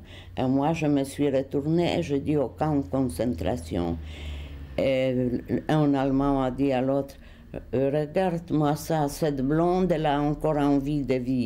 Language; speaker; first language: French; non-native, fluent; Polish